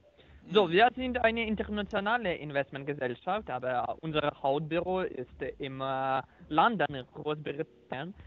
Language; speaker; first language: German; non-native, learner; Croatian